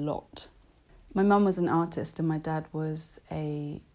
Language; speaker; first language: English; native; English